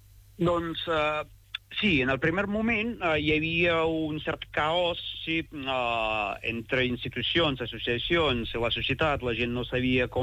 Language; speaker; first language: Catalan; non-native, fluent; Ukrainian